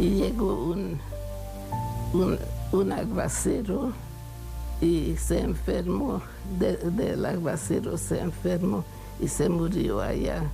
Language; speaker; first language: Spanish; non-native, fluent; Hungarian